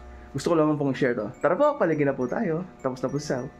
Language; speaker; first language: Filipino; native; Filipino